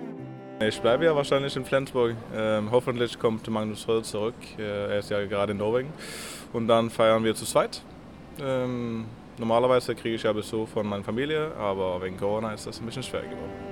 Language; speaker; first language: German; non-native, learner; Norwegian